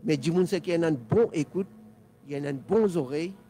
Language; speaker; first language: French; non-native, learner; Telugu